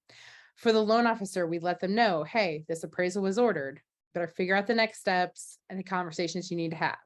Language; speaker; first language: English; native; English